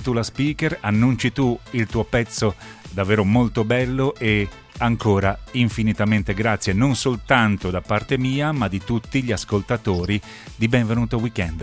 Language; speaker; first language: Italian; native; Italian